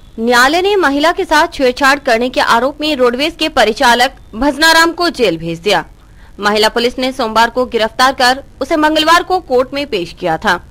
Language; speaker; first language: Hindi; native; Hindi